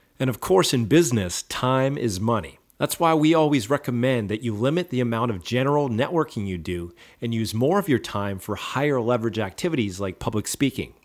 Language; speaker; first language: English; native; English